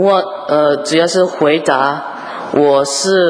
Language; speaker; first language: Chinese; early bilingual, heritage; English